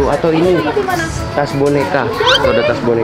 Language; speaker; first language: Indonesian; native; Indonesian